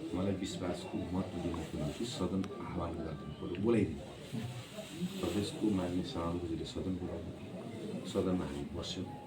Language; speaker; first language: Nepali; non-native, local second language; Maithili